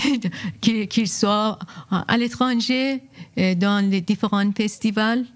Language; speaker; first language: French; non-native, fluent; Persian